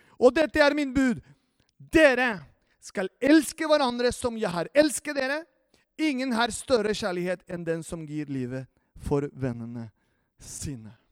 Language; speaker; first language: Norwegian; non-native, fluent; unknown